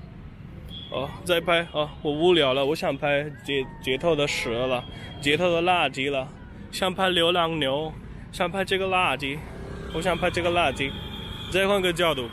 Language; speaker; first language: Chinese; non-native, fluent; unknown